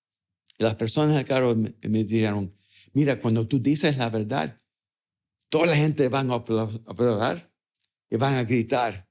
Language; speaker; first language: Spanish; early bilingual, other home language; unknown